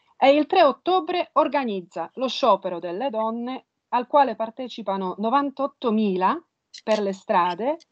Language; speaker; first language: Italian; non-native, fluent; Polish